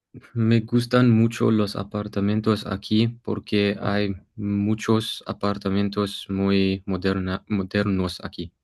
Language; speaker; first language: Spanish; non-native, learner; English